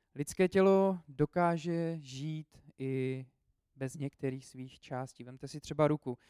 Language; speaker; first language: Czech; native; Czech